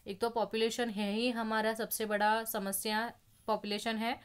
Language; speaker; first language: Hindi; non-native, local second language; Marathi